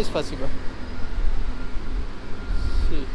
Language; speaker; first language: Russian; non-native, learner; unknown